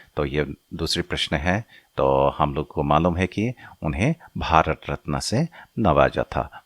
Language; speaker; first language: Hindi; non-native, local second language; Assamese